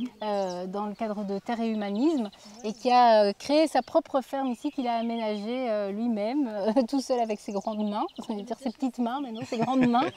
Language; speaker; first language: French; native; French